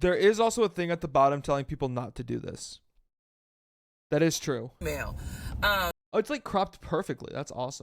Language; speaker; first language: English; native; English